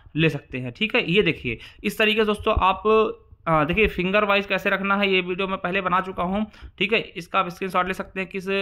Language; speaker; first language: Hindi; native; Hindi